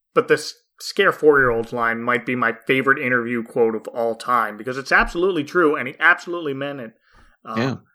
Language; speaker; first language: English; native; English